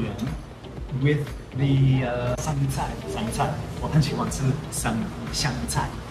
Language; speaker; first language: Chinese; non-native, learner; English